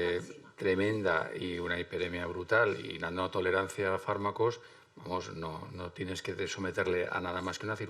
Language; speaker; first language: Spanish; native; Spanish